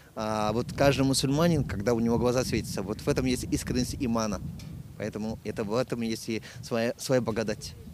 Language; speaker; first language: Russian; non-native, local second language; Tatar